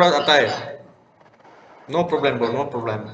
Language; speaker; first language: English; non-native, local second language; Hindi